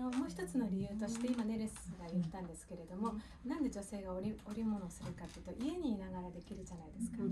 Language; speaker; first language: Japanese; native; Japanese